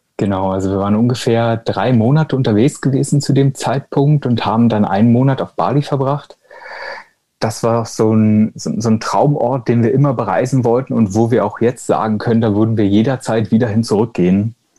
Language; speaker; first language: German; native; German